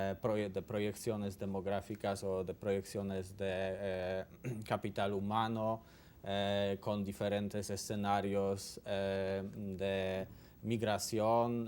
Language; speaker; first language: Spanish; non-native, learner; Polish